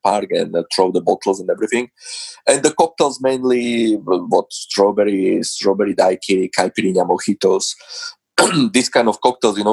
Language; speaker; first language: English; non-native, fluent; Slovak